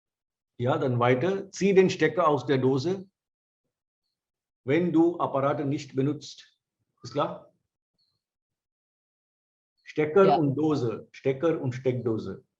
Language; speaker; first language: German; non-native, fluent; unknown